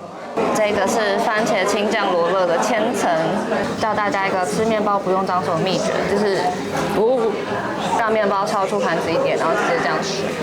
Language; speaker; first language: Chinese; native; Chinese